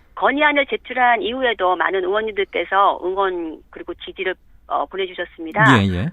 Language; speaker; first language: Korean; native; Korean